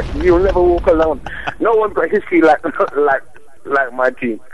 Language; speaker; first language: English; native; English